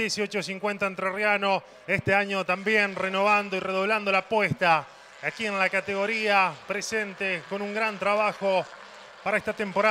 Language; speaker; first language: Spanish; native; Spanish